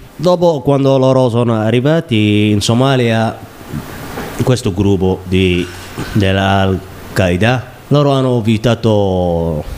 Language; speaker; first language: Italian; non-native, learner; Somali